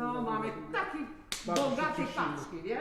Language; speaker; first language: Polish; non-native, fluent; Italian